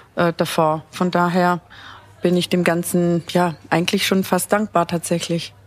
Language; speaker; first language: German; native; German